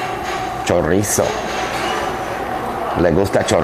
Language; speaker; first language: Spanish; non-native, learner; English